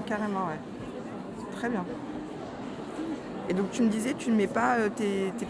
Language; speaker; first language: French; native; French